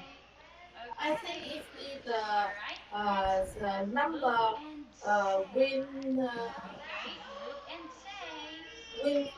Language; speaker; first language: English; non-native, learner; Vietnamese